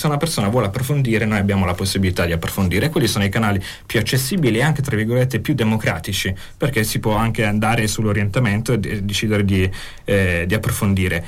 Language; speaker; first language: Italian; native; Italian